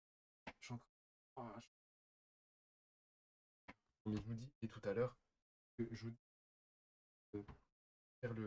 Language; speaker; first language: French; native; French